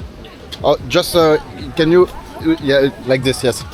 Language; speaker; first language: English; non-native, learner; French